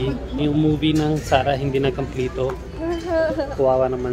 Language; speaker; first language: Filipino; non-native, learner; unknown